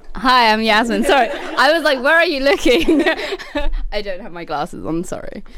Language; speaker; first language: English; native; English